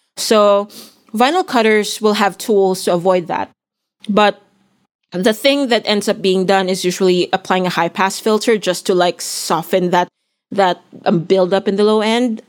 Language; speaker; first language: English; non-native, local second language; Filipino